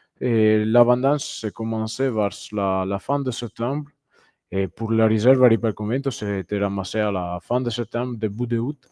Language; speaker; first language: French; non-native, fluent; Italian